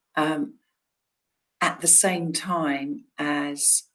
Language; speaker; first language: English; native; English